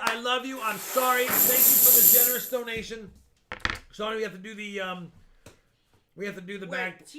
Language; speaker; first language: English; native; English